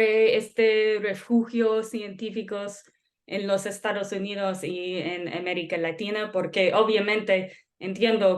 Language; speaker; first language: Spanish; non-native, fluent; English